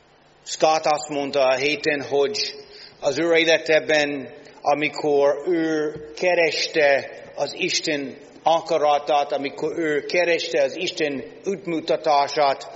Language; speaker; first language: Hungarian; non-native, learner; English